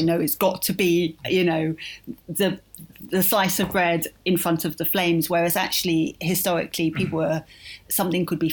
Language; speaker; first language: English; native; English